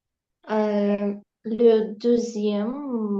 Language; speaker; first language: French; non-native, learner; Ukrainian